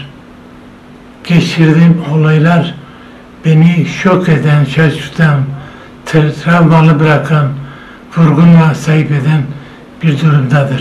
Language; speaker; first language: Turkish; non-native, local second language; Zaza